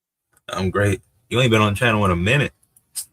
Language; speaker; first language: English; native; English